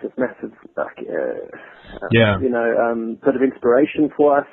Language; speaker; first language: English; native; English